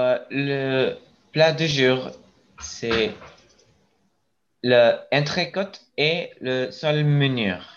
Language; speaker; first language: French; non-native, learner; Spanish